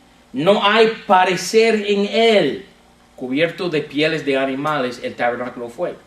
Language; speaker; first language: Spanish; non-native, fluent; English